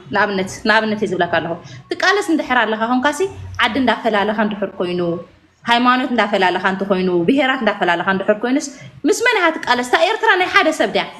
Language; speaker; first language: Tigrinya; native; Tigrinya